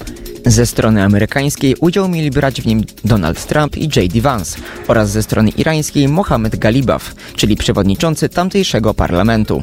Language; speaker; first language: Polish; native; Polish